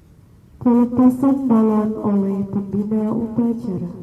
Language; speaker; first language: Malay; non-native, local second language; Javanese